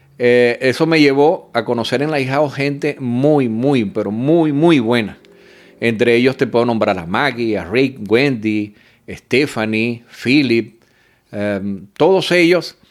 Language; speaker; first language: Spanish; native; Spanish